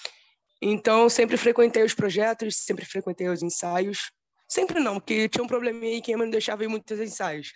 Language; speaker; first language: Portuguese; native; Portuguese